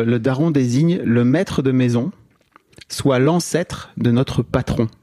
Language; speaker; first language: French; native; French